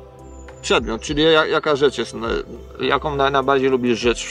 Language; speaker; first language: Polish; native; Polish